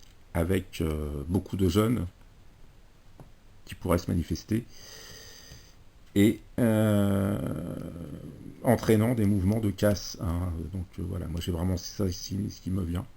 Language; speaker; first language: French; native; French